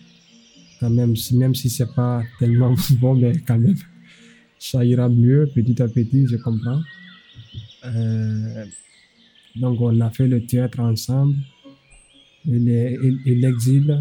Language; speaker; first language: French; non-native, learner; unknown